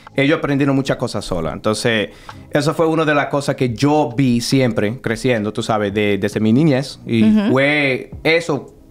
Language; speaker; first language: Spanish; early bilingual, heritage; Spanish